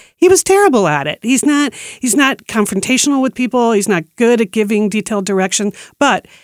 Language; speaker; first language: English; native; English